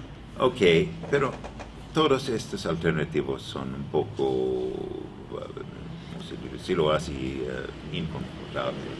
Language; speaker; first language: Spanish; non-native, learner; English